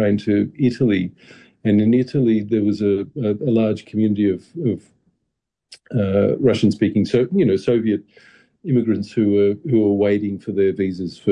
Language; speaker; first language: English; early bilingual, other home language; Russian